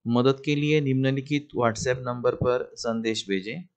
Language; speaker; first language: Hindi; non-native, local second language; Marathi